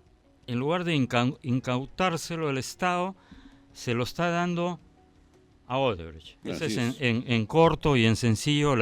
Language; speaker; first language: Spanish; native; Spanish